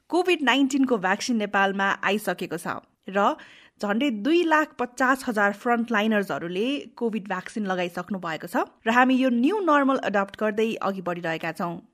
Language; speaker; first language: Nepali; native; Nepali